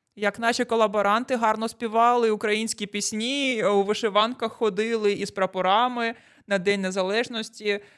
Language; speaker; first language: Ukrainian; non-native, local second language; Russian